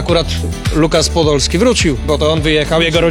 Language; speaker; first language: Polish; native; Polish